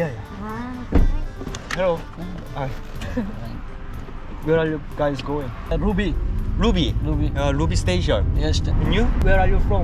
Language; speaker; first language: English; non-native, learner; Korean